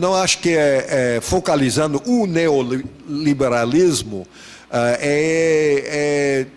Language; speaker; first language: Portuguese; non-native, fluent; English